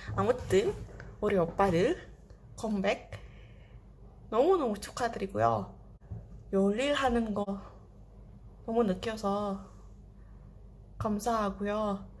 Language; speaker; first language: Korean; non-native, fluent; Indonesian